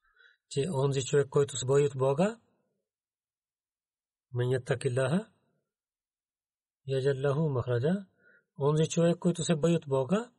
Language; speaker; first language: Bulgarian; non-native, learner; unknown